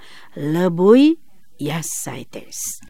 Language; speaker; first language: Japanese; non-native, fluent; Indonesian